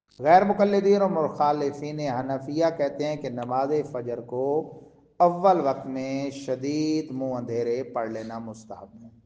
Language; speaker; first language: Urdu; non-native, local second language; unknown